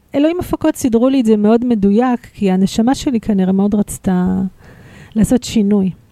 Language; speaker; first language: Hebrew; early bilingual, other home language; Russian